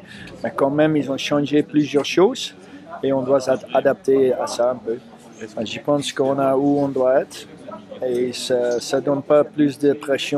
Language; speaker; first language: French; non-native, fluent; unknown